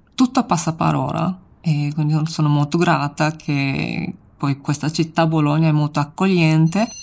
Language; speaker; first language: Italian; non-native, fluent; Japanese